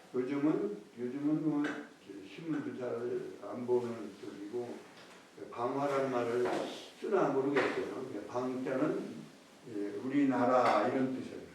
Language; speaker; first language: Korean; native; Korean